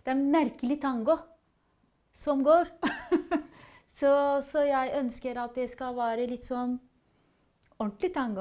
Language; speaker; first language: Norwegian; non-native, fluent; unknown